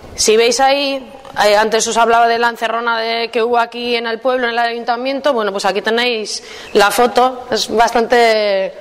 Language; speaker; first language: Spanish; native; Spanish